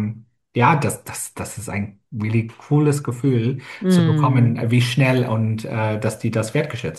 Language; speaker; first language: German; non-native, fluent; English